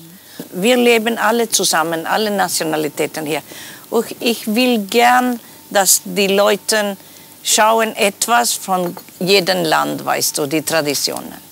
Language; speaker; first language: German; non-native, learner; Polish